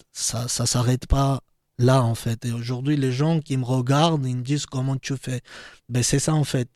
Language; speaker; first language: French; non-native, learner; Georgian